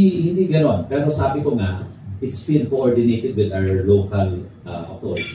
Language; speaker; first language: Filipino; native; Filipino